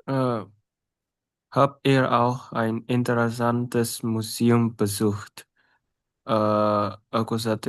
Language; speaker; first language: German; non-native, learner; Indonesian